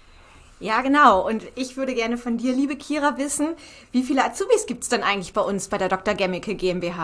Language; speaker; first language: German; native; German